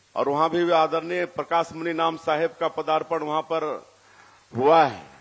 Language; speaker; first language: Hindi; native; Hindi